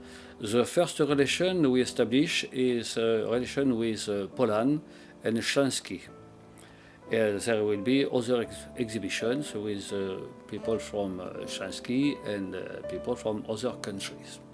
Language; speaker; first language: English; non-native, learner; French